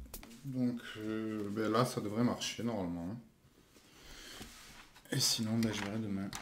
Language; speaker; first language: French; native; French